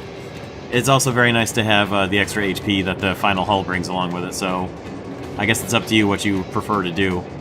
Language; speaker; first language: English; native; English